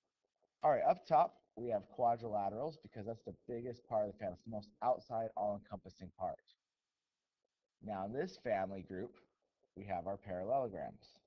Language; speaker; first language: English; native; English